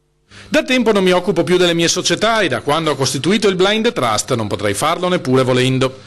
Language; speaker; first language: Italian; native; Italian